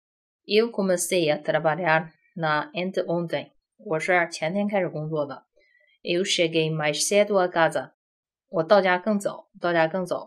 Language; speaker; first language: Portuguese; non-native, fluent; Chinese